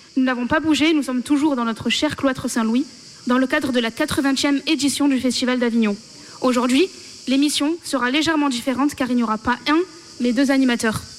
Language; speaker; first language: French; native; French